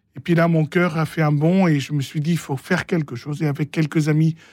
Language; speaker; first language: French; non-native, local second language; Arabic